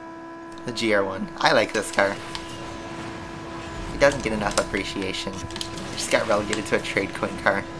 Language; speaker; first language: English; native; English